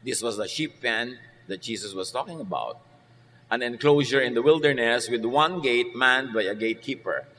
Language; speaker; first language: English; non-native, local second language; Filipino